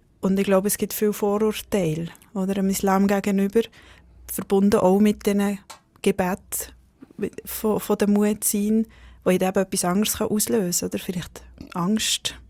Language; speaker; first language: German; native; German